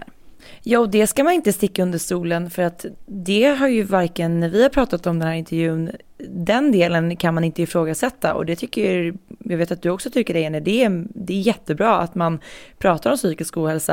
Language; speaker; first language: Swedish; native; Swedish